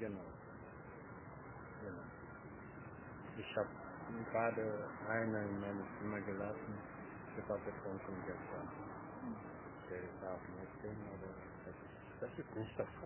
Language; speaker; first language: German; non-native, learner; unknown